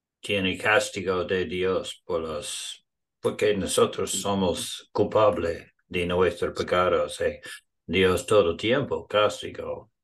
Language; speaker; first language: Spanish; non-native, learner; English